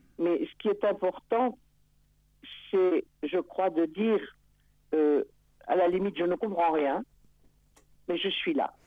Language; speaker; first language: French; native; French